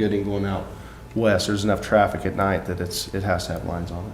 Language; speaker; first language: English; native; English